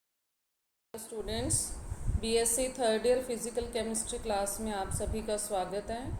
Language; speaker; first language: Hindi; native; Hindi